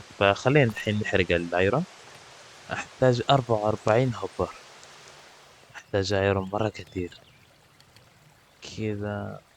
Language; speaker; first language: Arabic; native; Arabic